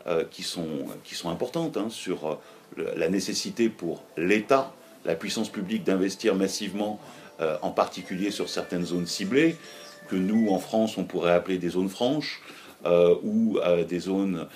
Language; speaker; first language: French; native; French